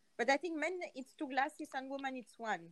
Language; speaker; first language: English; non-native, fluent; French